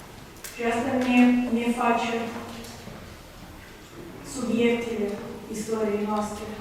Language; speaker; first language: Romanian; non-native, local second language; Russian